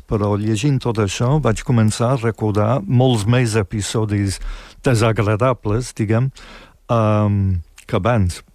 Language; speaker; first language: Catalan; non-native, fluent; English